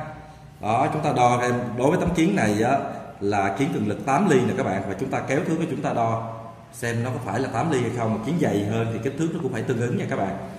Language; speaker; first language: Vietnamese; native; Vietnamese